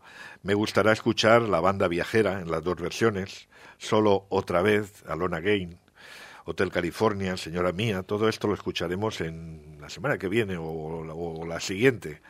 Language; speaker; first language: Spanish; native; Spanish